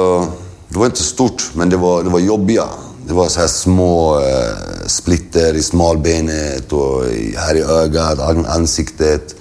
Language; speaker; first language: Swedish; early bilingual, other home language; Kurdish